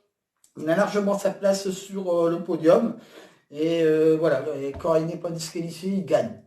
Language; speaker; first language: French; native; French